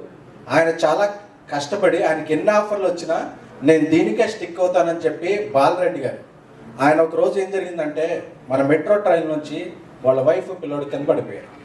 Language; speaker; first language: Telugu; native; Telugu